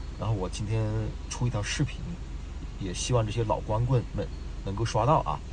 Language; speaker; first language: Chinese; native; Chinese